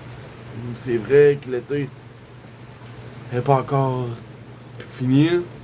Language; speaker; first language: French; native; French